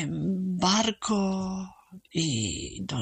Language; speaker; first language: Spanish; non-native, fluent; German